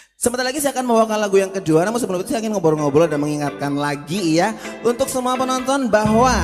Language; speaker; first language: Indonesian; native; Indonesian